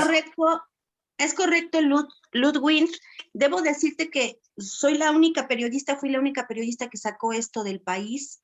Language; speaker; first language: Spanish; native; Spanish